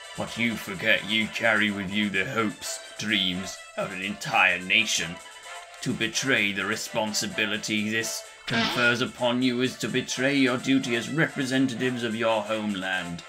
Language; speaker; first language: English; native; English